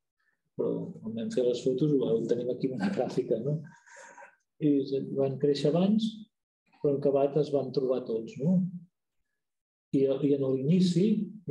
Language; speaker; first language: Catalan; native; Catalan